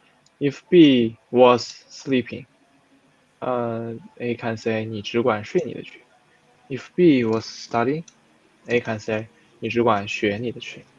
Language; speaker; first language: English; non-native, fluent; Chinese